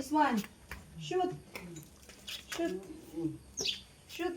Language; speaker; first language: English; non-native, local second language; Cebuano